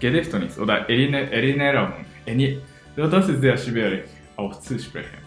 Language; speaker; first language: German; non-native, learner; Japanese